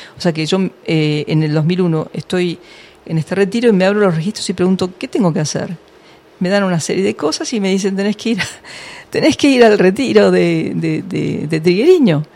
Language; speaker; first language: Spanish; early bilingual, other home language; English